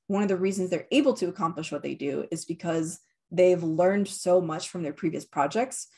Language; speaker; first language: English; native; English